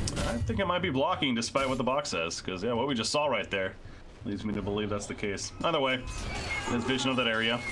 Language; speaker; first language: English; native; English